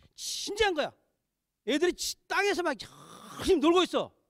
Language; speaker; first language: Korean; native; Korean